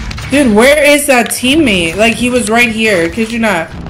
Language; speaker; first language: English; early bilingual, other home language; Spanish